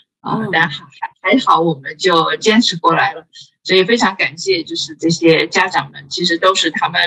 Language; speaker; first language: Chinese; native; Chinese